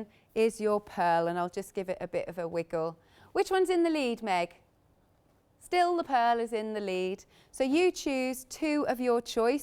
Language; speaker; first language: English; native; English